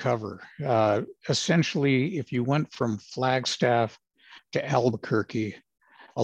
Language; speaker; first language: English; native; English